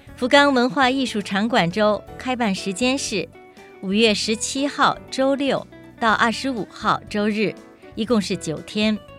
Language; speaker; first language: Chinese; native; Chinese